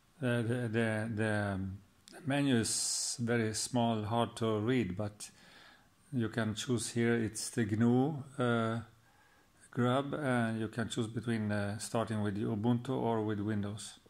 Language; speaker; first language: English; non-native, fluent; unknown